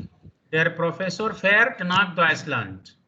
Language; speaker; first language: German; non-native, learner; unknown